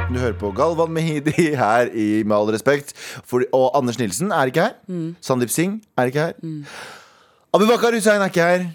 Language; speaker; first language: Norwegian; early bilingual, other home language; Kurdish